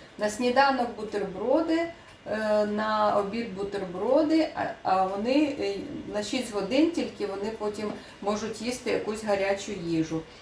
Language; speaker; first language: Ukrainian; native; Ukrainian